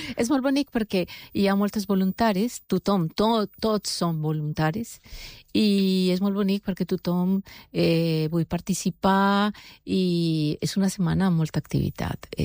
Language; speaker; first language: Catalan; non-native, learner; Spanish